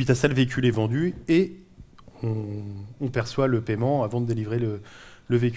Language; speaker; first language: French; native; French